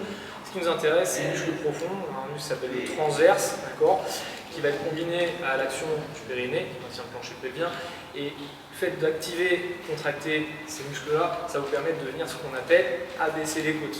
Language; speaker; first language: French; native; French